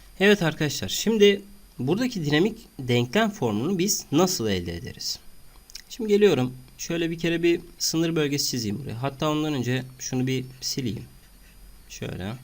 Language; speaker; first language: Turkish; native; Turkish